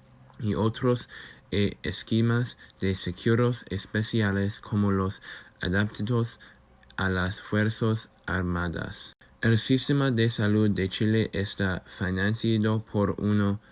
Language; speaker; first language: Spanish; non-native, learner; English